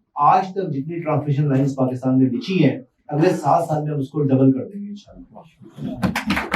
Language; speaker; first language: Urdu; non-native, local second language; Punjabi